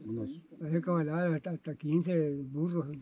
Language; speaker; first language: Spanish; native; Spanish